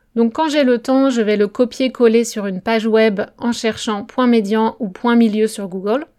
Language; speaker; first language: French; native; French